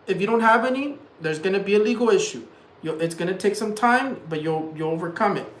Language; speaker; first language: English; early bilingual, other home language; Spanish